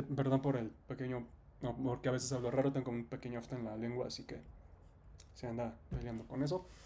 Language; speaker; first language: Spanish; native; Spanish